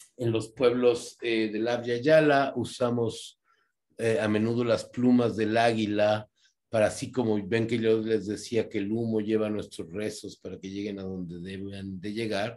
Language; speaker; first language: Spanish; native; Spanish